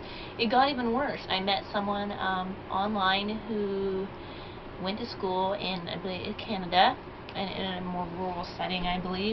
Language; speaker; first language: English; native; English